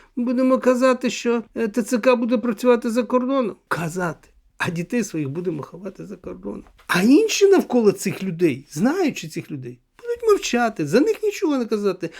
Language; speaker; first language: Ukrainian; non-native, local second language; Russian